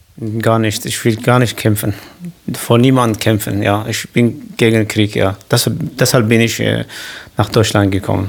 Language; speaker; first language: German; non-native, learner; Kurdish